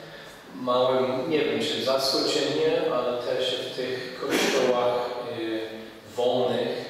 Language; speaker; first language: Polish; non-native, fluent; English